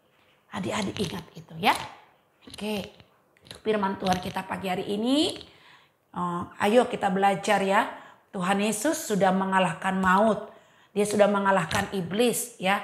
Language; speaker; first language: Indonesian; native; Indonesian